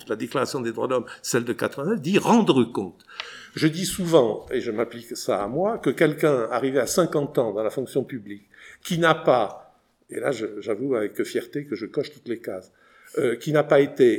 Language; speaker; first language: French; native; French